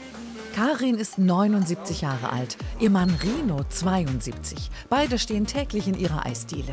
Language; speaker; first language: German; native; German